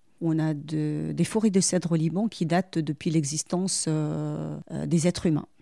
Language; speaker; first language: French; non-native, local second language; Arabic